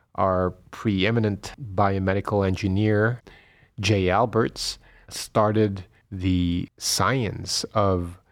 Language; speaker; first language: English; non-native, local second language; Filipino